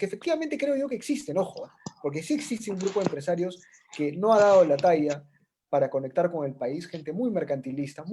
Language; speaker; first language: Spanish; native; Spanish